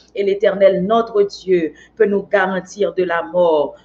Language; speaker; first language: French; non-native, local second language; Haitian Creole